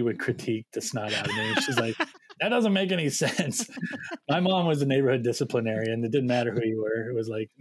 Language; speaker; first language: English; native; English